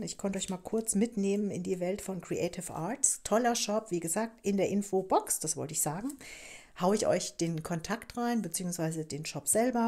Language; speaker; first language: German; native; German